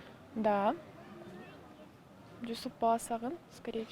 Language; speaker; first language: Russian; non-native, local second language; Kyrgyz